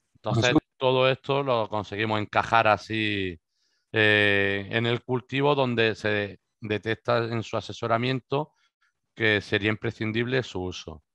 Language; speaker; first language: Spanish; native; Spanish